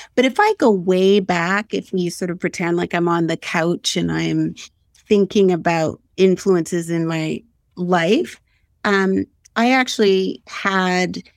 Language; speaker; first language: English; native; English